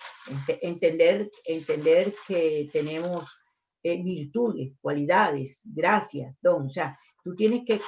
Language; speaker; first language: Spanish; native; Spanish